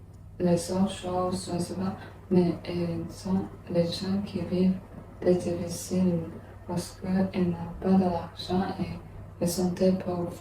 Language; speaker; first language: French; non-native, learner; English